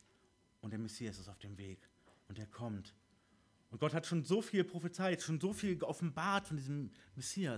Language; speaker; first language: German; native; German